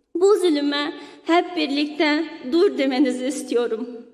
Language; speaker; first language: Turkish; non-native, fluent; Uyghur